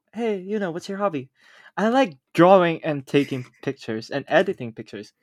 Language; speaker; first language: English; non-native, local second language; Filipino